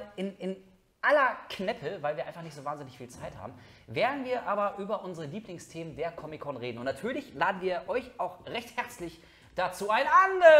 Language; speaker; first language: German; native; German